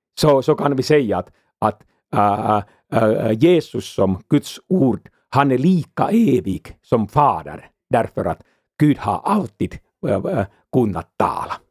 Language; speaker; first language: Swedish; non-native, fluent; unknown